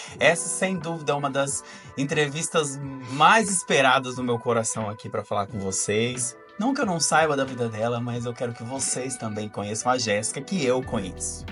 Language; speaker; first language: Portuguese; native; Portuguese